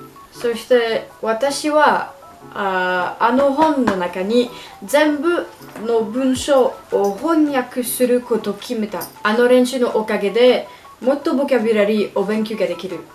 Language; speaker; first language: Japanese; non-native, learner; French